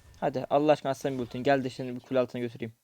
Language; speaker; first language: Turkish; native; Turkish